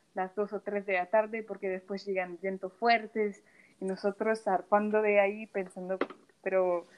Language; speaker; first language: Spanish; non-native, fluent; French